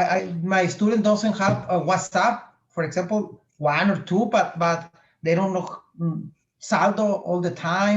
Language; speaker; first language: English; non-native, fluent; Spanish